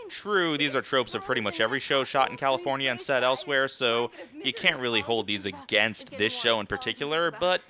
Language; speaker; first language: English; native; English